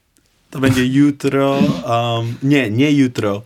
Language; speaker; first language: Polish; non-native, learner; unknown